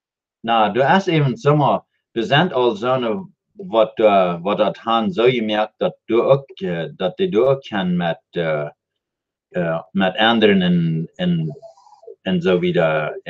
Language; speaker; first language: German; non-native, learner; Dutch